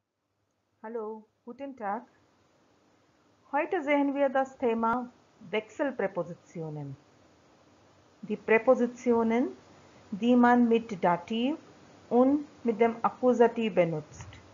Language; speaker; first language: German; non-native, fluent; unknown